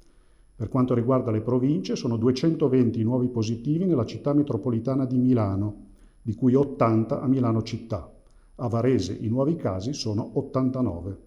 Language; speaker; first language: Italian; native; Italian